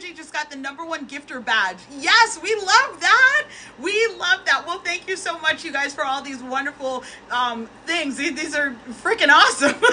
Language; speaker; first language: English; native; English